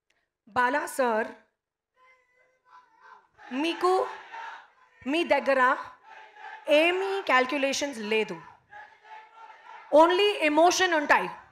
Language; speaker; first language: Telugu; non-native, local second language; Hindi